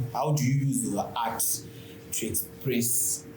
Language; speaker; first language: English; non-native, local second language; Shona